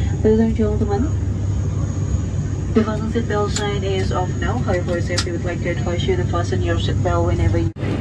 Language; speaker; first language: English; non-native, fluent; Indonesian